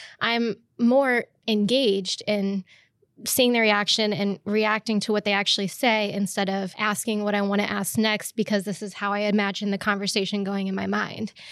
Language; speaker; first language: English; native; English